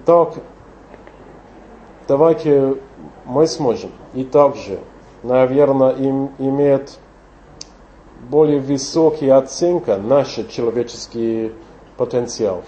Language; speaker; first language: Russian; non-native, fluent; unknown